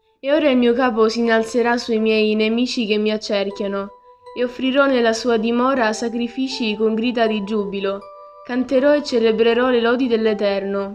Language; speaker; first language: Italian; native; Italian